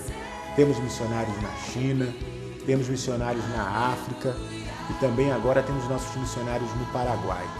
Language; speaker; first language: Portuguese; native; Portuguese